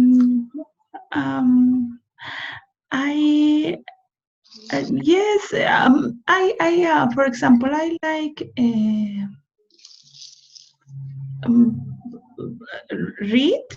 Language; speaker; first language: English; non-native, learner; Spanish